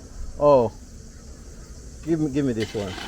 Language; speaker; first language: English; non-native, learner; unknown